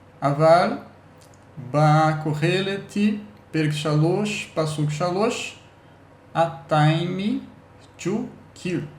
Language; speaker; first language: Hebrew; non-native, learner; Portuguese